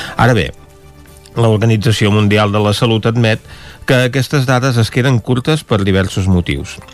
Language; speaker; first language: Catalan; native; Catalan